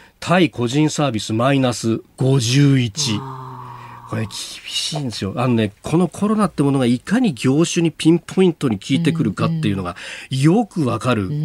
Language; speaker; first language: Japanese; native; Japanese